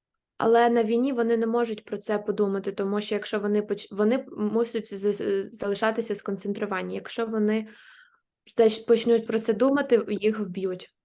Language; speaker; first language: Ukrainian; native; Ukrainian